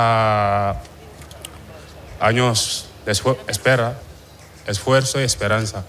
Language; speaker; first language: Spanish; non-native, fluent; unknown